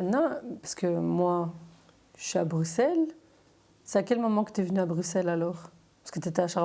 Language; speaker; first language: French; native; French